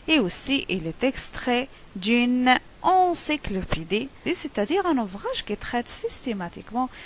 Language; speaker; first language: French; non-native, local second language; Arabic